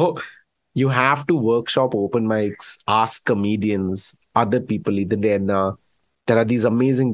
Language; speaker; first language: English; non-native, local second language; Malayalam